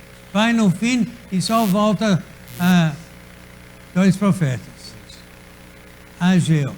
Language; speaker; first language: Portuguese; native; Portuguese